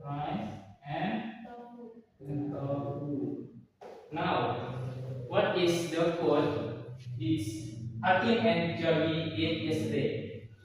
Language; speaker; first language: English; non-native, learner; Indonesian